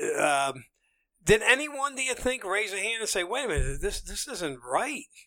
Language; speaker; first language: English; native; English